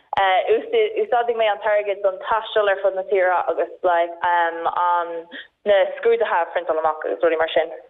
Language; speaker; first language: Irish; non-native, local second language; English